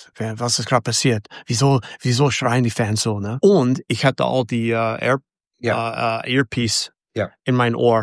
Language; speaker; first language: German; non-native, fluent; English